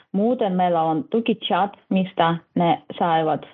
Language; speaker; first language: Finnish; non-native, fluent; Russian